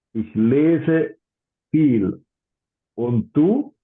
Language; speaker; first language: German; non-native, fluent; English